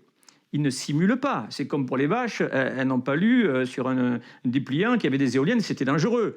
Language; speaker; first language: French; native; French